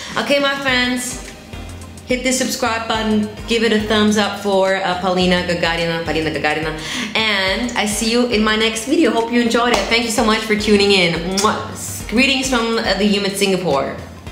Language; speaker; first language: English; non-native, fluent; German